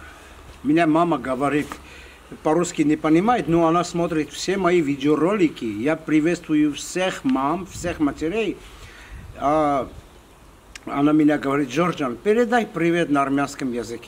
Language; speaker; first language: Russian; non-native, fluent; Armenian